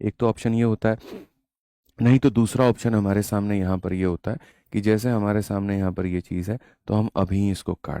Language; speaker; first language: Hindi; native; Hindi